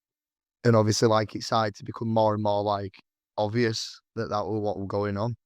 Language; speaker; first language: English; native; English